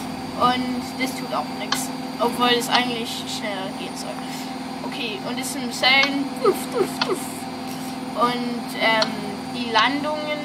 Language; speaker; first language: German; non-native, fluent; English